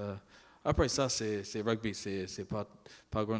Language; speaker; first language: French; non-native, learner; English